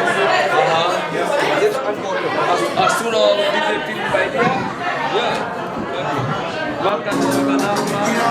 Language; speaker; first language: German; non-native, learner; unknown